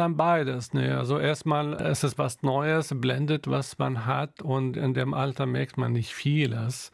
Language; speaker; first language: German; non-native, local second language; Arabic